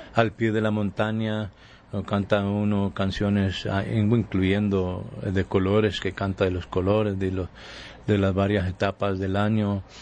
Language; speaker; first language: Spanish; early bilingual, heritage; Spanish